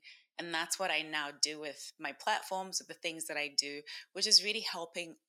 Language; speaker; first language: English; non-native, local second language; Shona